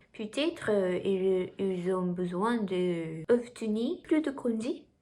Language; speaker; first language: French; non-native, learner; Japanese